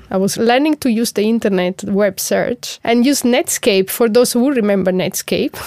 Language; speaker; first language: English; non-native, fluent; Italian